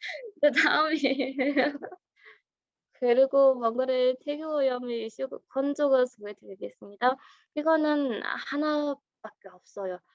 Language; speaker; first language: Korean; non-native, learner; Mongolian